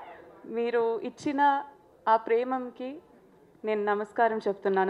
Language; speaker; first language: Telugu; non-native, local second language; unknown